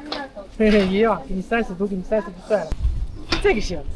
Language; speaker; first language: Chinese; native; Chinese